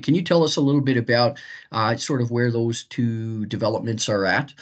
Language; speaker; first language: English; native; English